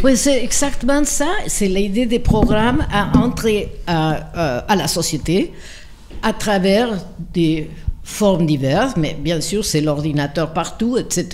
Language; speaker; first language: French; non-native, fluent; Spanish